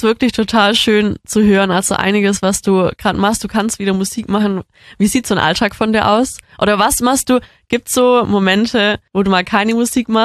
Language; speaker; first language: German; native; German